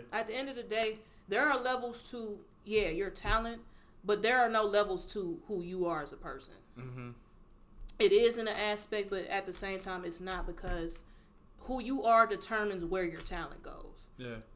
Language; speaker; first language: English; native; English